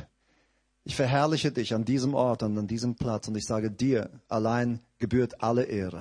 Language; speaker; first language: German; native; German